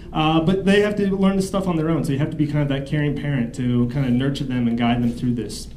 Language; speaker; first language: English; native; English